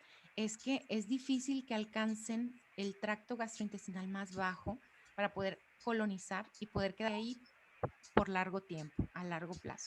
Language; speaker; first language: Spanish; native; Spanish